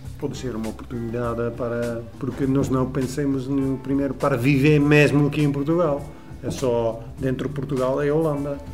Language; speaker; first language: Portuguese; non-native, learner; Dutch